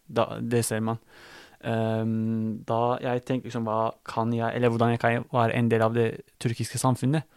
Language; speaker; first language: Norwegian; non-native, fluent; Turkish